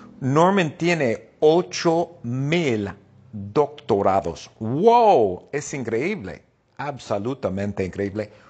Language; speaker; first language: Spanish; non-native, fluent; English